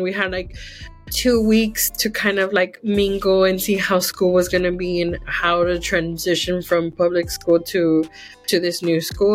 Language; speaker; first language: English; early bilingual, other home language; Spanish